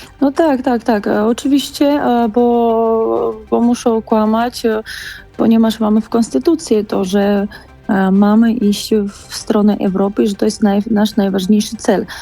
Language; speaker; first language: Polish; non-native, fluent; Georgian